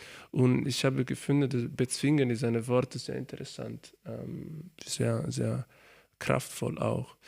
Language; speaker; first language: German; non-native, learner; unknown